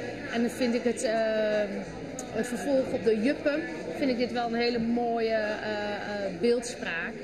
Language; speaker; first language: Dutch; early bilingual, other home language; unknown